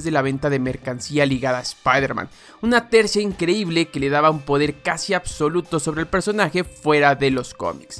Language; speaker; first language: Spanish; native; Spanish